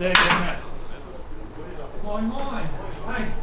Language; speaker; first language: German; non-native, fluent; Turkish